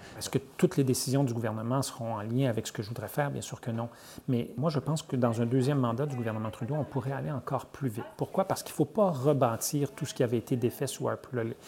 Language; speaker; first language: French; native; French